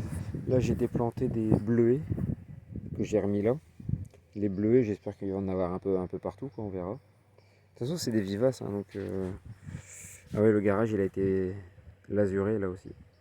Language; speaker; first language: French; native; French